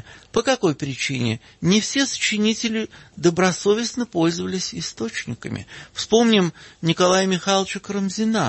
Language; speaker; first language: Russian; native; Russian